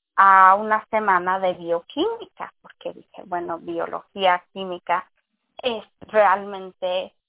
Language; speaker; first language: Spanish; early bilingual, heritage; English